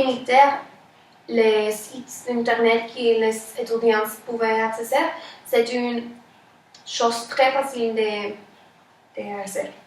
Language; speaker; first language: French; non-native, learner; Spanish